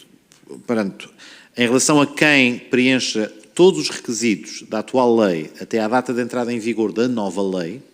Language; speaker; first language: Portuguese; native; Portuguese